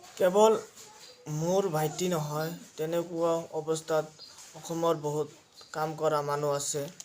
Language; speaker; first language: Assamese; native; Assamese